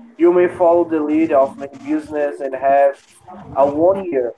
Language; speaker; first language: English; non-native, learner; Portuguese